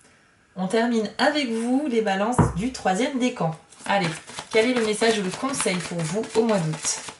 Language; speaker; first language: French; native; French